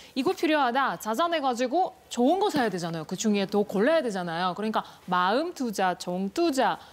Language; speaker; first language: Korean; non-native, fluent; Russian